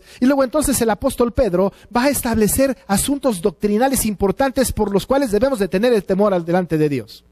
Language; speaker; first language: Spanish; native; Spanish